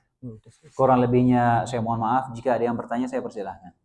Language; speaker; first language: Indonesian; native; Indonesian